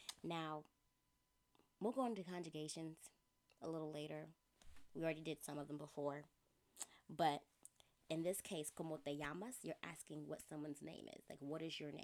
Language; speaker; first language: English; native; English